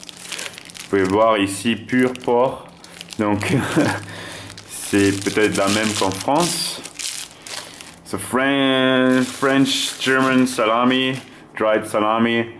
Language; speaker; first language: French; non-native, fluent; German